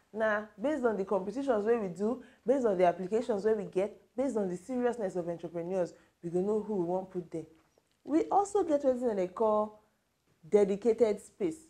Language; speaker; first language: Nigerian Pidgin; native; Nigerian Pidgin